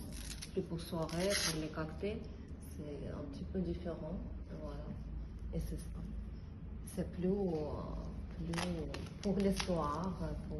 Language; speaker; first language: French; non-native, fluent; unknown